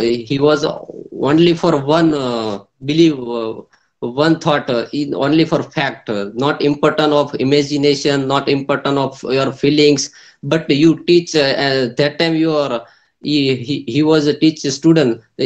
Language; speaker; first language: English; non-native, local second language; Gujarati